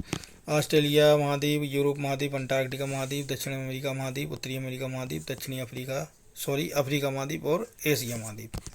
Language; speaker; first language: Hindi; native; Hindi